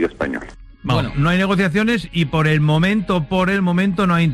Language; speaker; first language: Spanish; native; Spanish